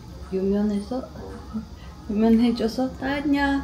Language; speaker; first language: Korean; non-native, learner; Ukrainian